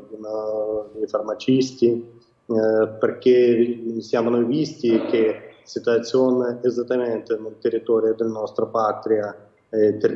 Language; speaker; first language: Italian; non-native, fluent; Ukrainian